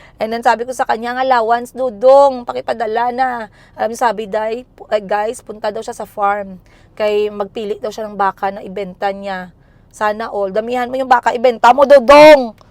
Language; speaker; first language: Filipino; non-native, local second language; Cebuano